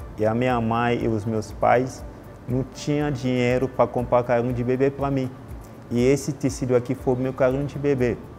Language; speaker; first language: Portuguese; non-native, fluent; Lingala